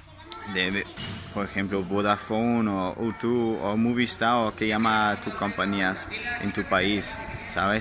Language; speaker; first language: Spanish; non-native, learner; German